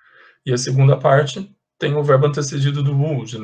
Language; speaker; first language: Portuguese; native; Portuguese